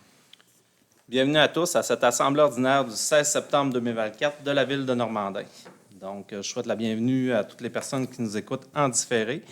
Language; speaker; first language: French; native; French